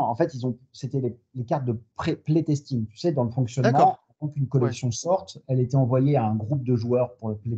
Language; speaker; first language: French; native; French